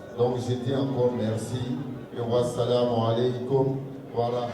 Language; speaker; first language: French; non-native, local second language; Dyula